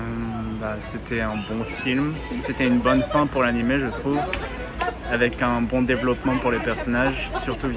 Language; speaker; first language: French; native; French